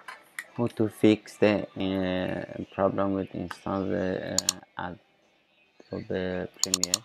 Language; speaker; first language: English; non-native, learner; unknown